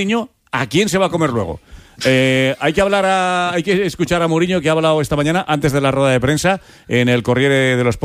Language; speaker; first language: Spanish; native; Spanish